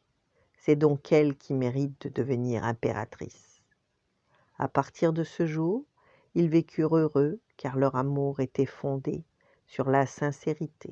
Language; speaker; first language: French; native; French